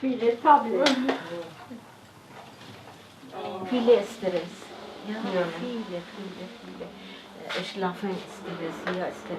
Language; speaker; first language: German; non-native, learner; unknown